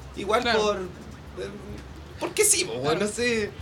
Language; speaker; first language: Spanish; native; Spanish